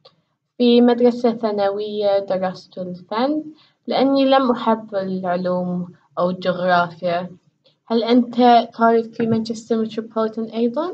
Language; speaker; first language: Arabic; non-native, learner; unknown